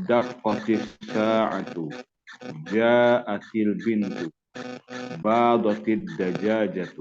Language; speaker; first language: Arabic; non-native, learner; Indonesian